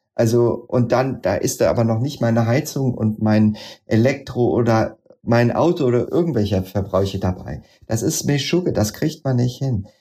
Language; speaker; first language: German; native; German